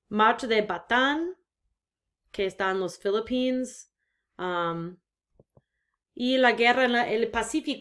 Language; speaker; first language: Spanish; non-native, fluent; English